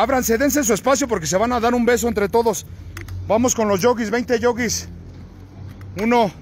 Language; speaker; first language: Spanish; native; Spanish